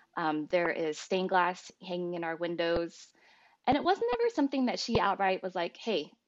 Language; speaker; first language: English; native; English